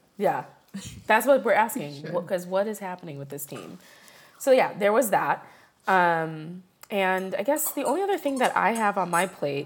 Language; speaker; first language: English; early bilingual, other home language; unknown